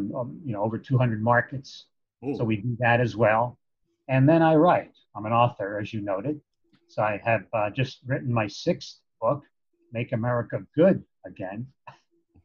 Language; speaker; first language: English; native; English